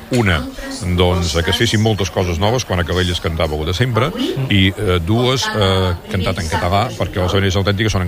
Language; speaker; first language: Catalan; native; Catalan